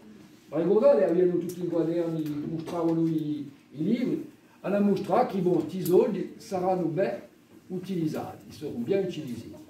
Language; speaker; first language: Italian; non-native, fluent; French